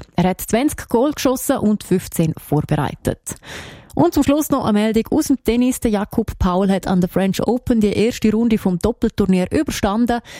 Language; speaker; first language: German; native; German